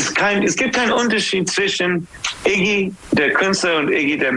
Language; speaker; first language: German; non-native, fluent; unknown